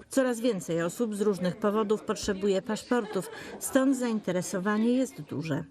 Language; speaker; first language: Polish; native; Polish